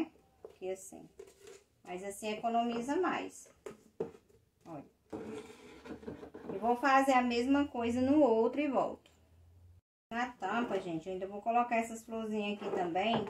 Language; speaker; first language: Portuguese; native; Portuguese